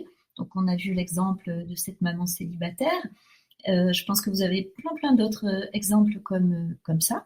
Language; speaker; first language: French; native; French